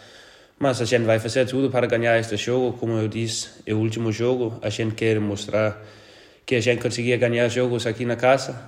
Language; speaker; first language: Portuguese; non-native, learner; Danish